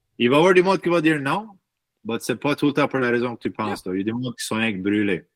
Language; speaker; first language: French; native; French